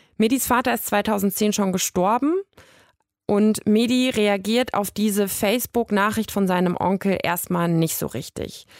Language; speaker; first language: German; native; German